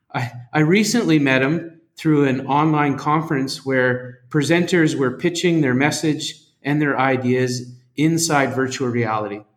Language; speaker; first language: English; native; English